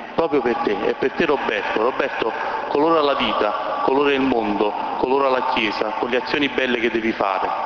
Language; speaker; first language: Italian; native; Italian